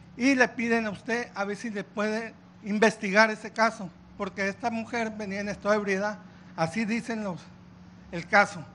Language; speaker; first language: Spanish; native; Spanish